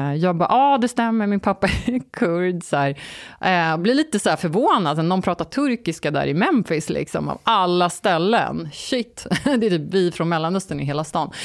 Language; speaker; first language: Swedish; early bilingual, other home language; Turkish